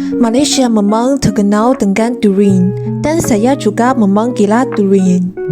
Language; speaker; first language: Malay; non-native, learner; Chinese